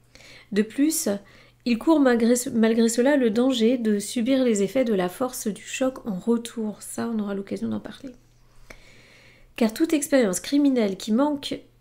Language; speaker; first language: French; native; French